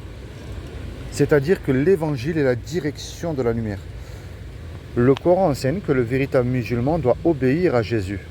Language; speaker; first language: French; native; French